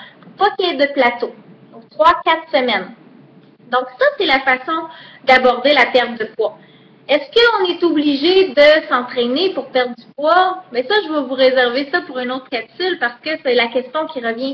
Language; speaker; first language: French; native; French